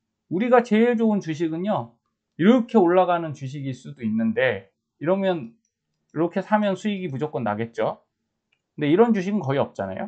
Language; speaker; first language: Korean; native; Korean